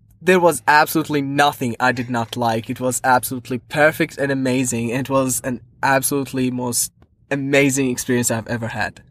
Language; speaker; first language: English; non-native, fluent; Arabic